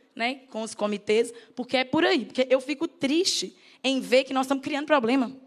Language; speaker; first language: Portuguese; native; Portuguese